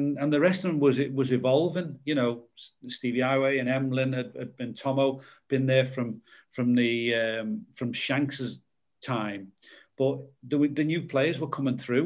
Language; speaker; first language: English; native; English